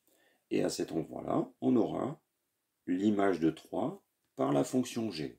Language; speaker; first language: French; native; French